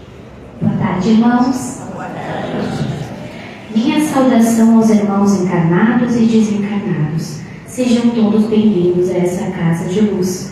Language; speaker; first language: Portuguese; native; Portuguese